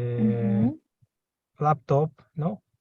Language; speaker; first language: French; non-native, learner; Russian